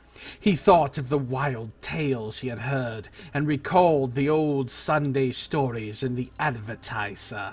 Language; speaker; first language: English; native; English